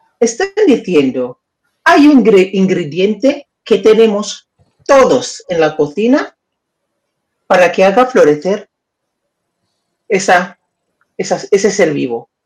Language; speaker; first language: Spanish; non-native, learner; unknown